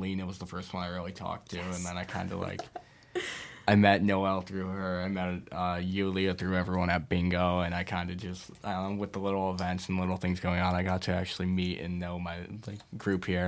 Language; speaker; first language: English; native; English